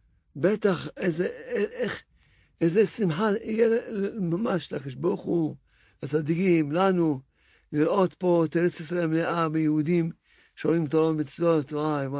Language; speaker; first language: Hebrew; non-native, fluent; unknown